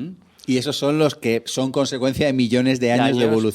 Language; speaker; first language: Spanish; native; Spanish